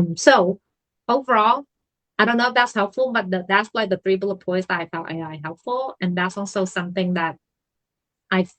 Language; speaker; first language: English; non-native, fluent; Vietnamese